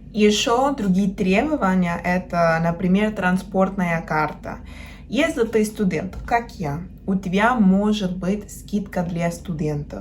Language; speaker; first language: Russian; non-native, fluent; Spanish